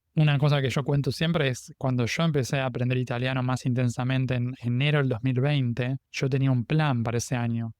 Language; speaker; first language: Spanish; native; Spanish